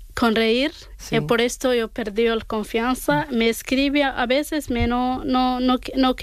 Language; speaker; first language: Spanish; non-native, learner; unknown